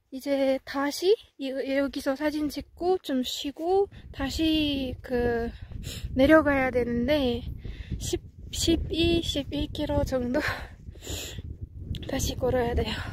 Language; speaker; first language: Korean; non-native, learner; Kazakh